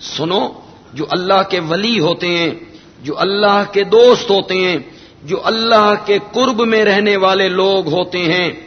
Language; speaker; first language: Urdu; non-native, local second language; Punjabi